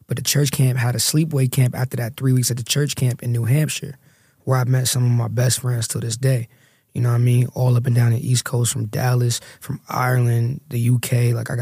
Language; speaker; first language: English; native; English